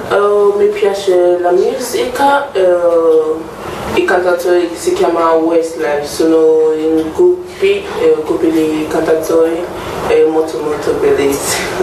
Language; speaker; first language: Italian; non-native, learner; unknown